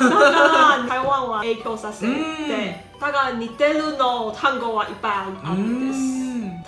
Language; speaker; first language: Japanese; non-native, learner; Chinese